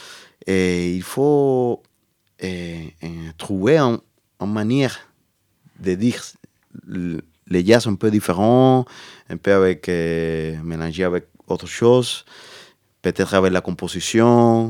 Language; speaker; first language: French; non-native, learner; Spanish